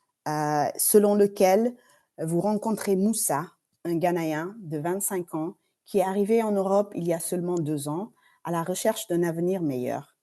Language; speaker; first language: French; non-native, fluent; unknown